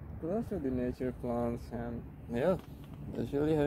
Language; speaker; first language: English; non-native, learner; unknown